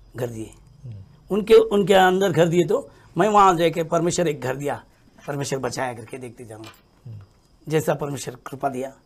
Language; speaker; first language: Hindi; native; Hindi